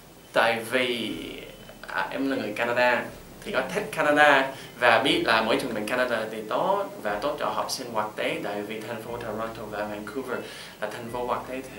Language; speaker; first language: Vietnamese; non-native, fluent; English